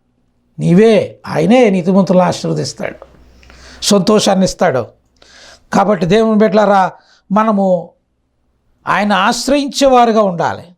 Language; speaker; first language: Telugu; native; Telugu